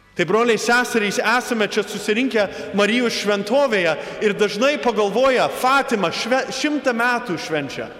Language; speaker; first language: Lithuanian; early bilingual, heritage; Lithuanian